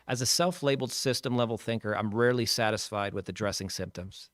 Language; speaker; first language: English; native; English